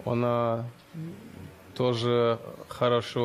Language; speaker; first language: Russian; non-native, learner; German